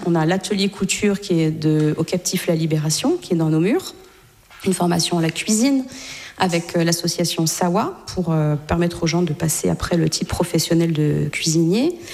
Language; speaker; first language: French; native; French